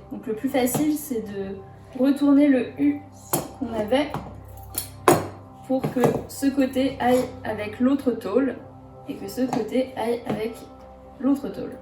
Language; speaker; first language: French; native; French